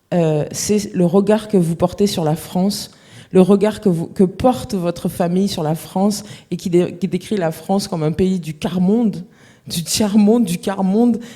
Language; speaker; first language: French; native; French